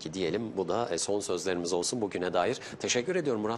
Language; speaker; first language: Turkish; native; Turkish